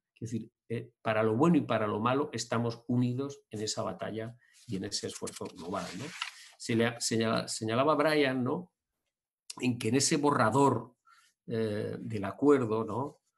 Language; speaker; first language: Spanish; native; Spanish